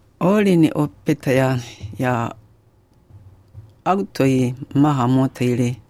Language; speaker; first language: Finnish; non-native, learner; Kinyarwanda